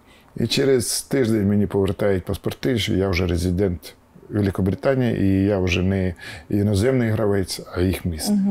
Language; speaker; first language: Ukrainian; non-native, local second language; Russian